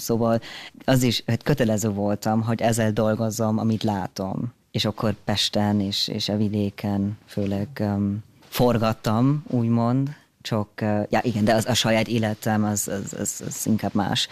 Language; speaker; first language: Hungarian; non-native, fluent; German